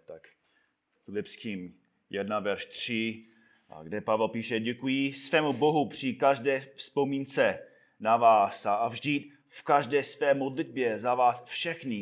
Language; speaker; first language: Czech; non-native, fluent; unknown